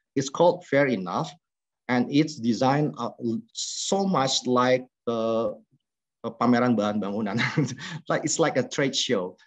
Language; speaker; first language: English; non-native, fluent; Indonesian